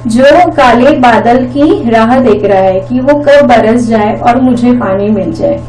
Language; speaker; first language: Hindi; non-native, local second language; Marathi